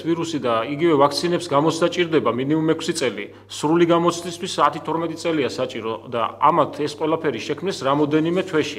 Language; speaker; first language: Georgian; native; Georgian